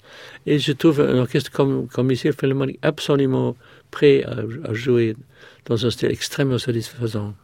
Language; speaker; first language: French; non-native, fluent; English